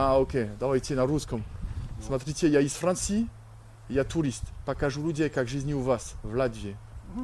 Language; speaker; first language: Russian; non-native, learner; French